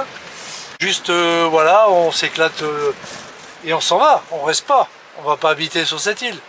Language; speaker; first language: French; native; French